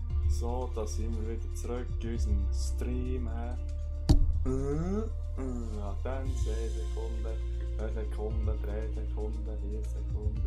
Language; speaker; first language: German; native; German